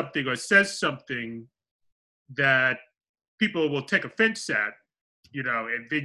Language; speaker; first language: English; native; English